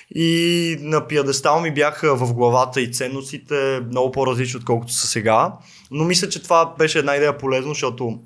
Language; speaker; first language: Bulgarian; native; Bulgarian